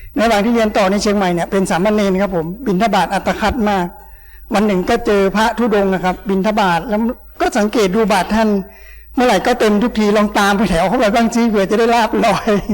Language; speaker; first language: Thai; native; Thai